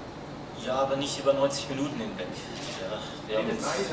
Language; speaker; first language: German; native; German